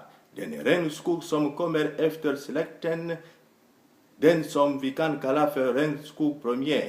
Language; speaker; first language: Swedish; non-native, fluent; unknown